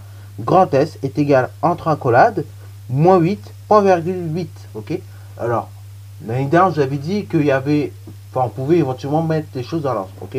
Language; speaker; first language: French; native; French